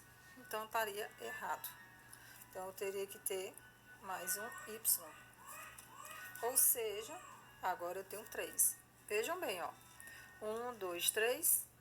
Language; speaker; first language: Portuguese; native; Portuguese